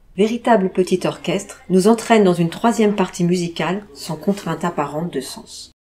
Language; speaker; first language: French; native; French